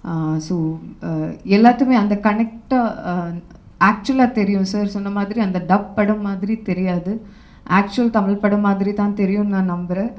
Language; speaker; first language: Tamil; non-native, local second language; Malayalam